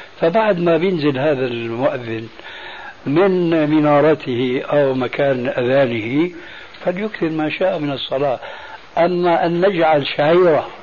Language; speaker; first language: Arabic; early bilingual, other home language; Albanian